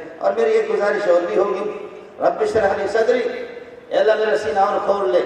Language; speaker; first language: Urdu; non-native, local second language; Brahui